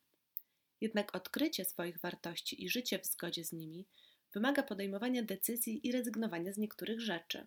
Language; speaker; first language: Polish; native; Polish